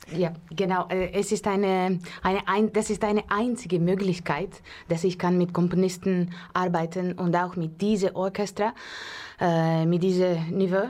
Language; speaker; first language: German; non-native, fluent; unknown